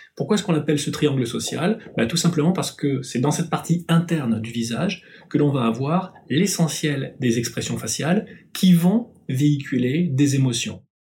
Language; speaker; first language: French; native; French